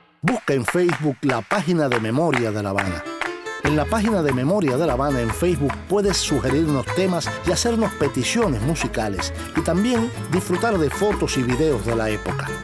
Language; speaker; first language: Spanish; native; Spanish